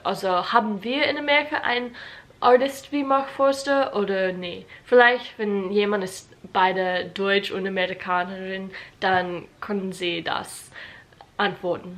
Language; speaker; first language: German; non-native, learner; English